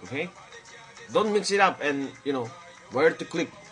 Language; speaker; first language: English; non-native, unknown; Chinese